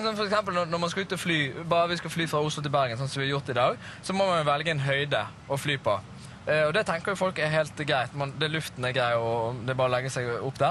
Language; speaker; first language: Norwegian; native; Norwegian